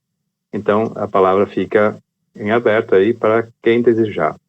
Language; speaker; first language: Portuguese; native; Portuguese